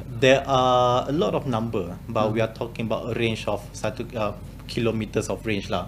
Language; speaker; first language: English; non-native, local second language; Malay